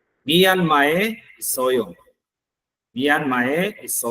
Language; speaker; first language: Korean; non-native, fluent; Filipino